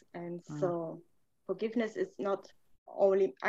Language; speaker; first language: English; non-native, fluent; German